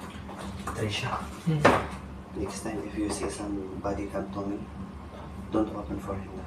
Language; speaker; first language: English; non-native, learner; Arabic